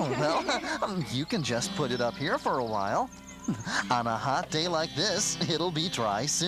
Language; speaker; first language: English; native; English